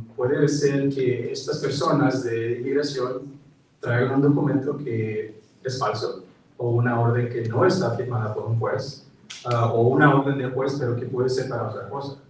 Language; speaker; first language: Spanish; early bilingual, heritage; Spanish